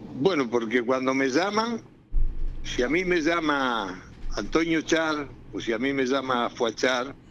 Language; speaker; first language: Spanish; native; Spanish